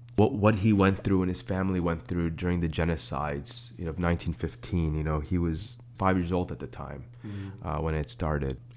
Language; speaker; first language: English; native; English